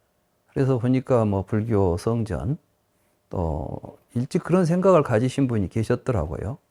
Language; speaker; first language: Korean; native; Korean